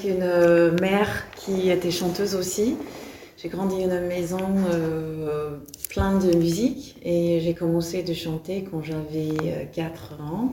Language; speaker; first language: French; non-native, fluent; English